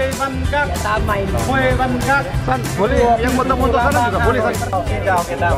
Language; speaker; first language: Indonesian; non-native, learner; Vietnamese